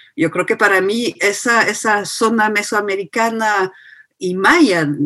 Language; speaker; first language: Spanish; non-native, fluent; French